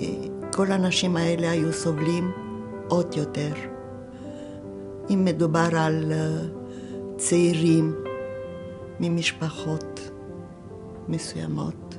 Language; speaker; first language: Hebrew; non-native, fluent; Romanian